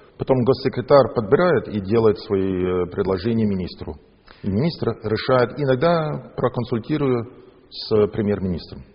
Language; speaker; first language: Russian; non-native, fluent; English